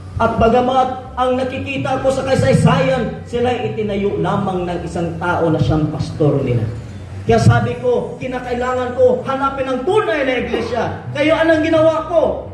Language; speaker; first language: Filipino; non-native, local second language; Cebuano